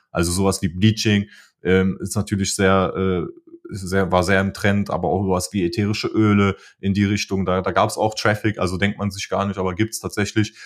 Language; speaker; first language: German; early bilingual, other home language; Polish